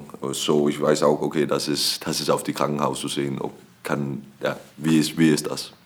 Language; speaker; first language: German; non-native, learner; Danish